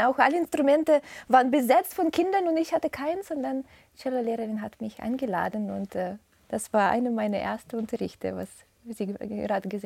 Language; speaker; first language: German; non-native, fluent; Russian